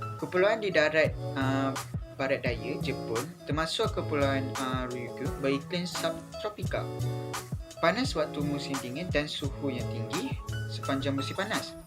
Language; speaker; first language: Malay; native; Malay